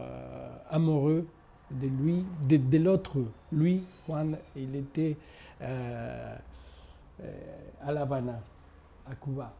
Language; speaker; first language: French; non-native, fluent; Spanish